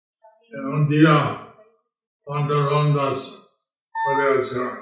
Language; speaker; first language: Spanish; non-native, learner; English